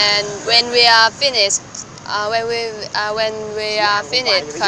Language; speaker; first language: English; non-native, learner; Vietnamese